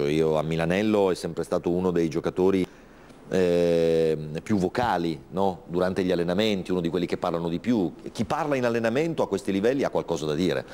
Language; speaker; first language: Italian; native; Italian